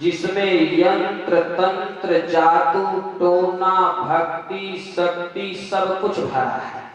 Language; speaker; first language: Hindi; native; Hindi